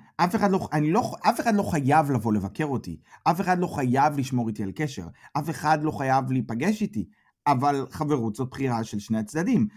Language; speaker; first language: Hebrew; native; Hebrew